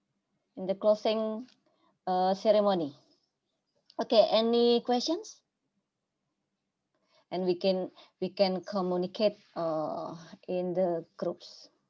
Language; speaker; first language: English; non-native, learner; Indonesian